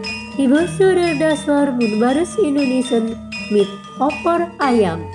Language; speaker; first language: German; non-native, fluent; Indonesian